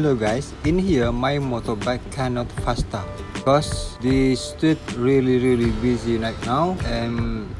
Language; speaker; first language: English; non-native, local second language; Indonesian